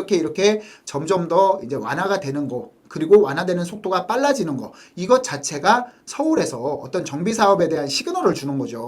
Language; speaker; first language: Korean; native; Korean